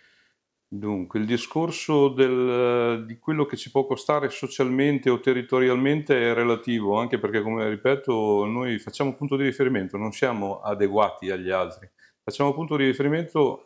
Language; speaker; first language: Italian; native; Italian